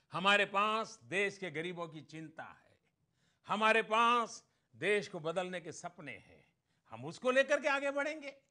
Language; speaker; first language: Hindi; non-native, local second language; Gujarati